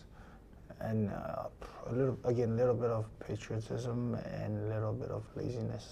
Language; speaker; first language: English; non-native, fluent; Samoan